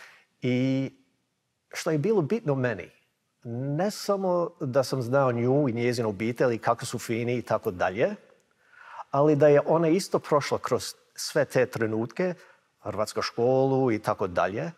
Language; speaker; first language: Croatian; early bilingual, heritage; English